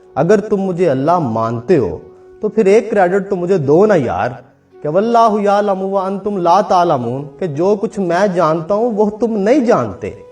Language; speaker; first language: Urdu; non-native, local second language; Punjabi